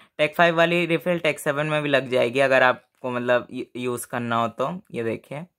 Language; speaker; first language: Hindi; native; Hindi